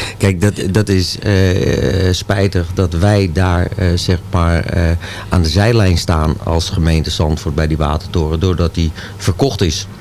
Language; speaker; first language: Dutch; native; Dutch